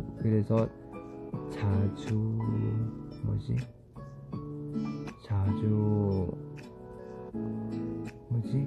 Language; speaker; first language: Korean; non-native, learner; Thai